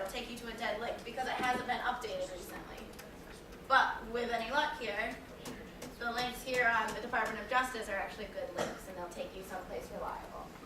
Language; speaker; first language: English; native; English